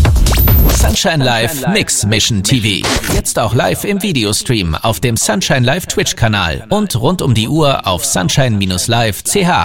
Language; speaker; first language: German; native; German